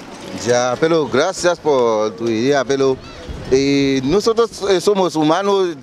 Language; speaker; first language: Spanish; non-native, learner; Haitian Creole